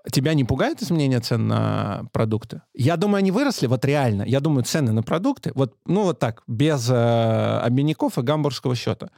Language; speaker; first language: Russian; native; Russian